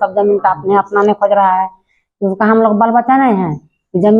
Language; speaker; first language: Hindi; non-native, local second language; Sadri